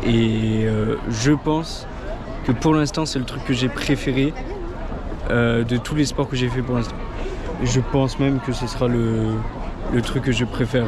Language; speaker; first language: French; native; French